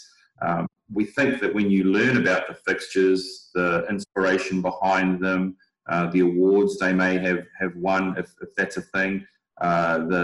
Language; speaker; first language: English; native; English